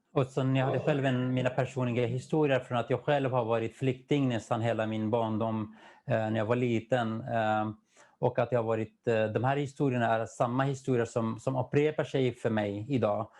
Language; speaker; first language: Swedish; non-native, fluent; Kurdish